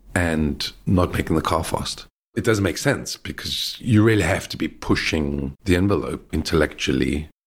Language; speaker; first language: English; native; English